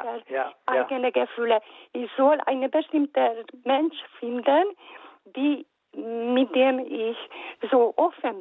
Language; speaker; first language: German; non-native, fluent; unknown